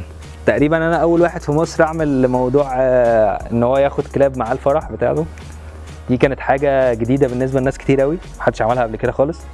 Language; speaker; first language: Arabic; native; Arabic